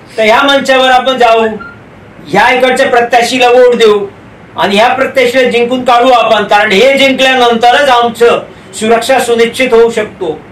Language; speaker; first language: Marathi; non-native, local second language; Hindi